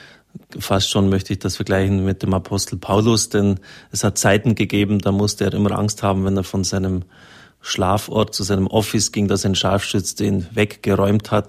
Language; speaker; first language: German; native; German